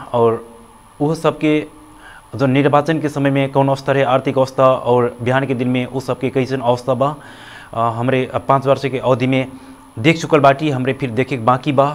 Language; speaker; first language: Bhojpuri; non-native, local second language; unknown